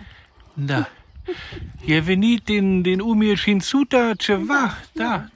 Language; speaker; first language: Romanian; non-native, learner; German